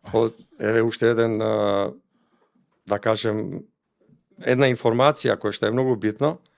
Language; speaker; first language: Macedonian; non-native, local second language; Albanian